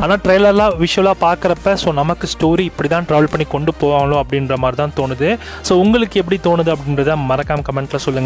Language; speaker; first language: Tamil; native; Tamil